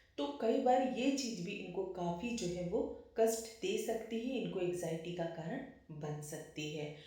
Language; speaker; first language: Hindi; native; Hindi